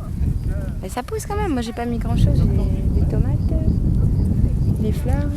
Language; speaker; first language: French; native; French